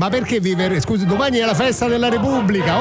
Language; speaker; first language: Italian; native; Italian